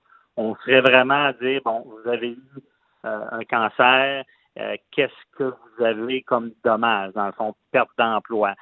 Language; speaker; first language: French; native; French